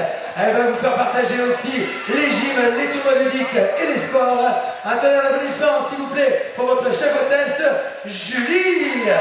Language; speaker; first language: French; native; French